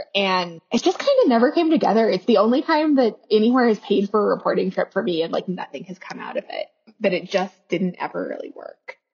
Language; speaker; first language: English; native; English